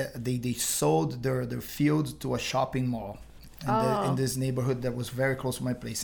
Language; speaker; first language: English; non-native, fluent; Portuguese